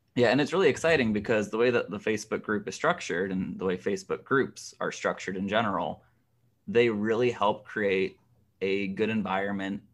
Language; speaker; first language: English; native; English